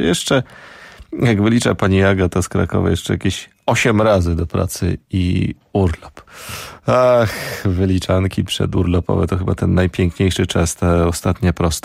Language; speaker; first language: Polish; native; Polish